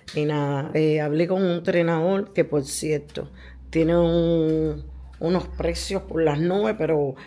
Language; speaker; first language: Spanish; native; Spanish